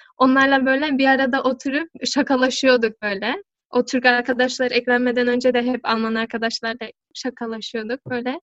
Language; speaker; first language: Turkish; early bilingual, heritage; Turkish